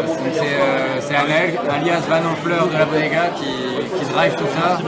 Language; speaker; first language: French; native; French